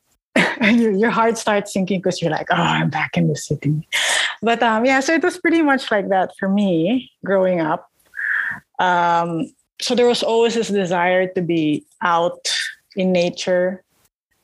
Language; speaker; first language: English; non-native, local second language; Filipino